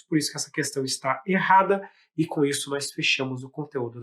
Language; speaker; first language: Portuguese; native; Portuguese